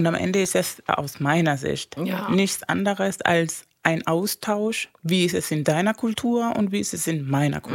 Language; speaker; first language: German; non-native, fluent; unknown